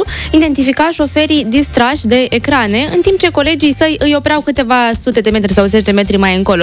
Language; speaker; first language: Romanian; native; Romanian